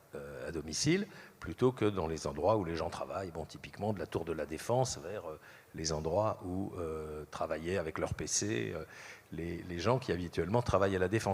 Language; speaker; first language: French; native; French